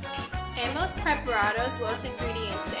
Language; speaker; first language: Spanish; non-native, learner; English